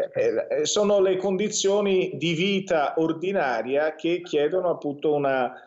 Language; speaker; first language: Italian; native; Italian